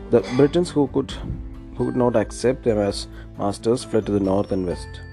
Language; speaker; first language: English; non-native, local second language; Malayalam